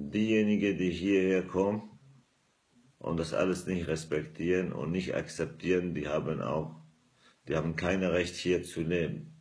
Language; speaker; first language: German; non-native, fluent; Kurdish